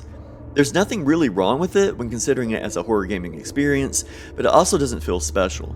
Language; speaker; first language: English; native; English